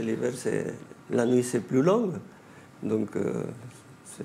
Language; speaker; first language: French; non-native, fluent; Spanish